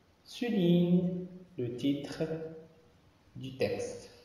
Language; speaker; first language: French; non-native, local second language; Arabic